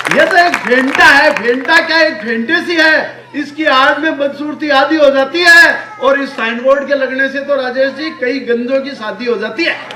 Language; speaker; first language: Hindi; non-native, local second language; Marwari